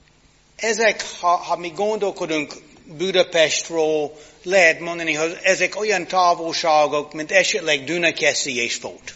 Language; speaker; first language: Hungarian; non-native, fluent; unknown